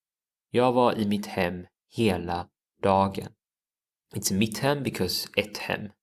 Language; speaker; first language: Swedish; non-native, fluent; English